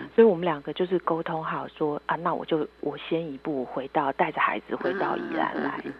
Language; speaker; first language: Chinese; native; Chinese